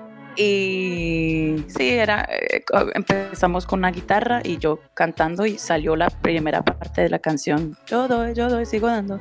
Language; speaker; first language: Spanish; early bilingual, heritage; Spanish